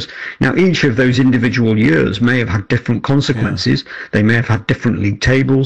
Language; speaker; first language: English; native; English